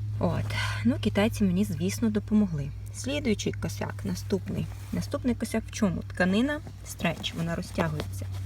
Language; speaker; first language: Ukrainian; native; Ukrainian